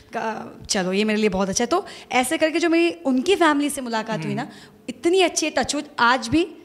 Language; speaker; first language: Hindi; native; Hindi